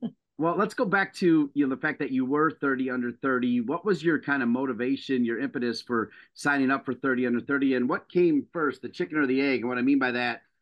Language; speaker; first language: English; native; English